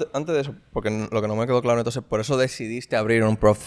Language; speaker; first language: Spanish; native; Spanish